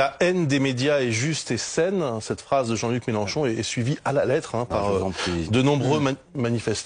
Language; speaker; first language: French; native; French